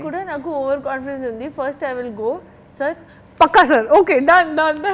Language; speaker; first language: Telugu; non-native, learner; Hindi